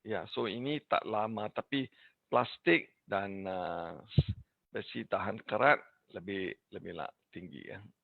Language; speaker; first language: Indonesian; non-native, learner; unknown